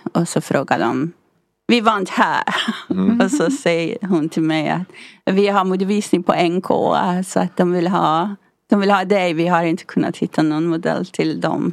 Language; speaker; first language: Swedish; non-native, fluent; Persian